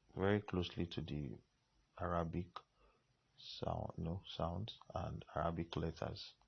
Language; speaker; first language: English; non-native, local second language; Yoruba